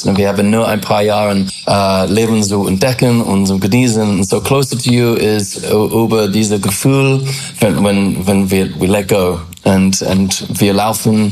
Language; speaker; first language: German; non-native, learner; English